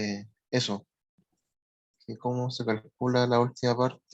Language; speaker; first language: Spanish; native; Spanish